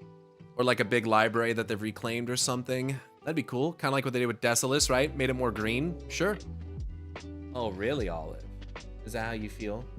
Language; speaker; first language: English; native; English